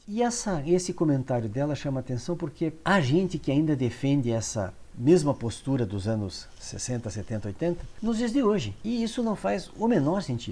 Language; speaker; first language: Portuguese; native; Portuguese